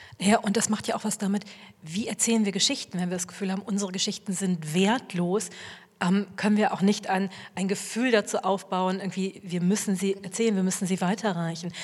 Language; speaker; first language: German; native; German